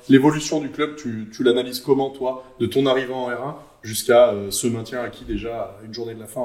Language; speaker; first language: French; native; French